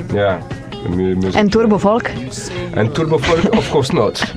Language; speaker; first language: English; non-native, learner; French